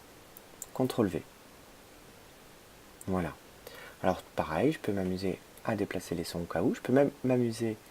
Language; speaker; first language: French; native; French